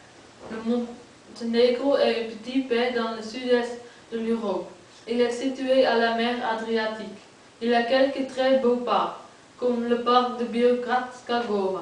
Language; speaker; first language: French; non-native, learner; Dutch